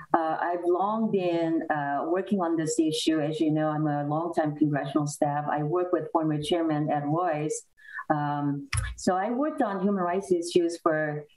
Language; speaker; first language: English; non-native, fluent; Korean